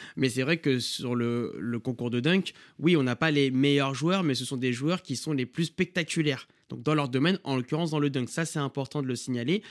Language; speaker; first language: French; native; French